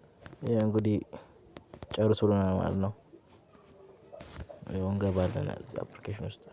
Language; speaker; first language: Amharic; native; Amharic